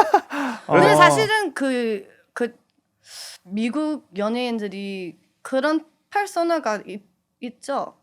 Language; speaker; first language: Korean; early bilingual, heritage; English